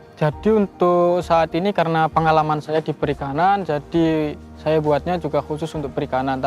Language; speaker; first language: Indonesian; native; Indonesian